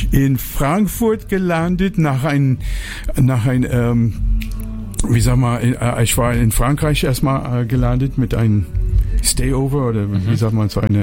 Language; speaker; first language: German; non-native, fluent; English